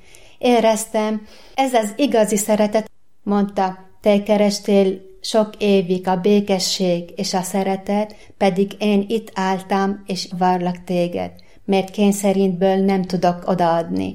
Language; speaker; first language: Hungarian; non-native, learner; Arabic